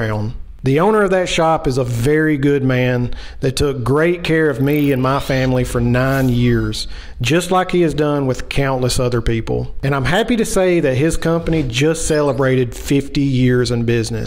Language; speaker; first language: English; native; English